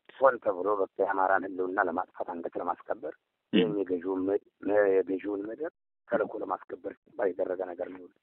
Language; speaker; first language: Amharic; native; Amharic